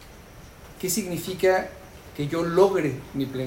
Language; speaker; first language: Spanish; native; Spanish